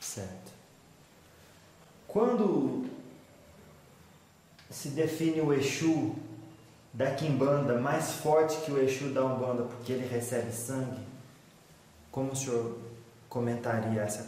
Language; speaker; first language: Portuguese; native; Portuguese